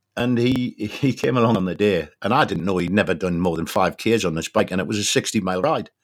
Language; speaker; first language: English; native; English